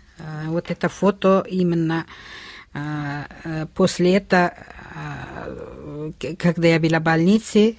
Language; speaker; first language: Russian; non-native, local second language; Uzbek